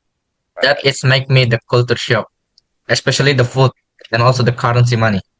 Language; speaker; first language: English; non-native, learner; Indonesian